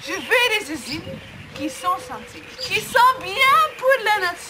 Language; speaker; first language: French; non-native, learner; Dutch